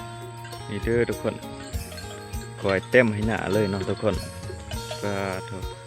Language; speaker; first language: Thai; non-native, local second language; Northeastern Thai